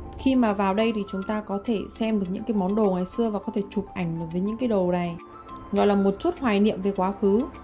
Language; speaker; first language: Vietnamese; native; Vietnamese